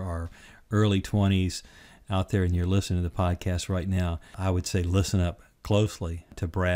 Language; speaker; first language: English; native; English